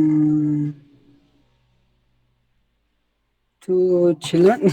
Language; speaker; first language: English; non-native, learner; Spanish